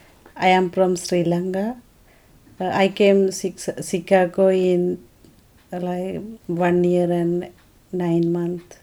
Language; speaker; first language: English; non-native, learner; Tamil